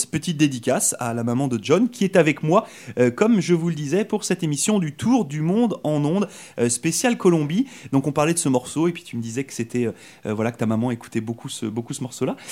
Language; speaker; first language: French; native; French